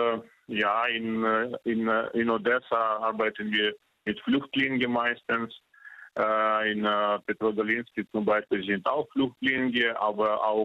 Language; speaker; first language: German; non-native, fluent; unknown